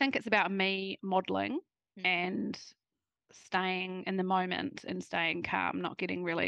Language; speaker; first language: English; native; English